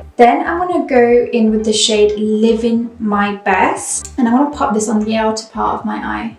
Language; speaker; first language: English; native; English